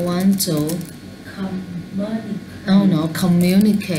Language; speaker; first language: English; non-native, learner; Vietnamese